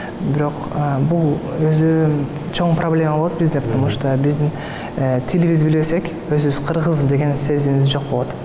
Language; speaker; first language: Kyrgyz; early bilingual, heritage; Kyrgyz